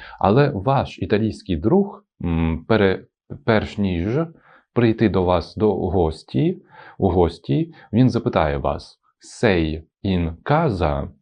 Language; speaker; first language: Ukrainian; non-native, local second language; Russian